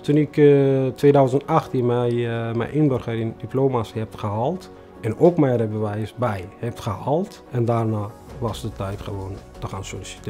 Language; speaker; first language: Dutch; non-native, fluent; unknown